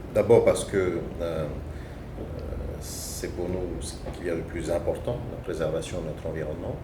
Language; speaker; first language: French; native; French